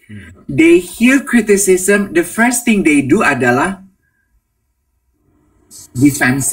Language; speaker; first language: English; non-native, fluent; Indonesian